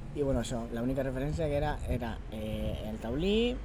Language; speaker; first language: Spanish; non-native, local second language; Catalan